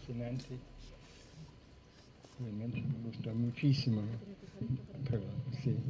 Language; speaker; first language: Spanish; non-native, fluent; English